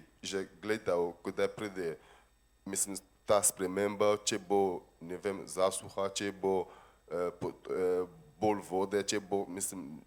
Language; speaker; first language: Slovenian; non-native, fluent; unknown